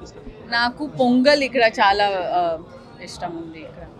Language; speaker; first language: Telugu; non-native, learner; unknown